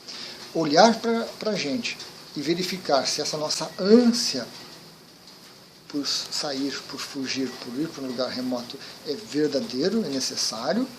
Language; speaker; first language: Portuguese; native; Portuguese